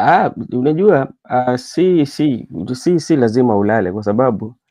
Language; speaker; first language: Swahili; non-native, local second language; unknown